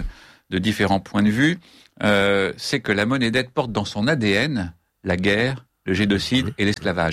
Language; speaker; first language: French; native; French